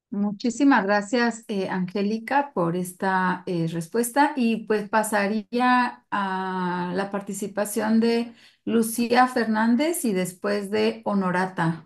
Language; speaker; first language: Spanish; native; Spanish